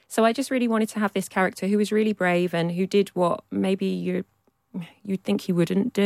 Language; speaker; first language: English; native; English